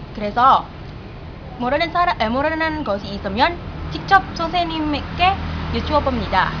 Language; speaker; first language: Korean; non-native, learner; Indonesian